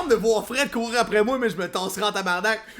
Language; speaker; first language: French; native; French